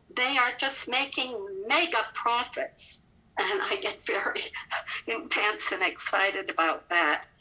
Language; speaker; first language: English; native; English